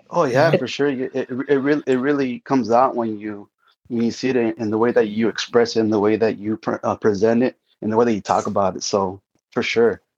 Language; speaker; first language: English; early bilingual, other home language; Spanish